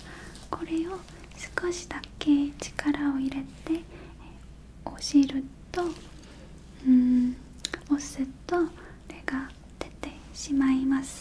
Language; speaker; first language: Japanese; non-native, learner; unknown